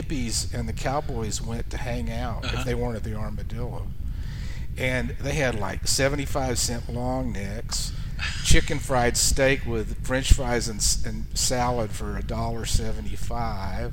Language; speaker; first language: English; native; English